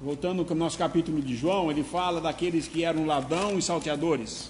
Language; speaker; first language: Portuguese; native; Portuguese